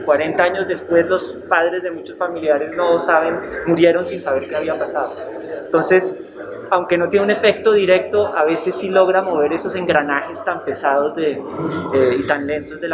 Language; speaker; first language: Spanish; native; Spanish